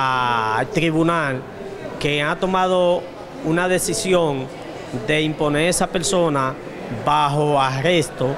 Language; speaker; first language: Spanish; native; Spanish